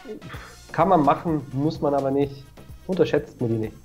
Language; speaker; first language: German; native; German